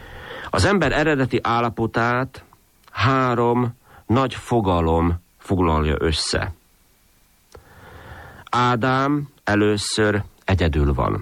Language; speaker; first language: Hungarian; native; Hungarian